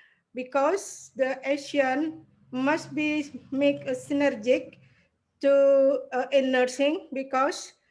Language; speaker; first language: English; non-native, learner; Indonesian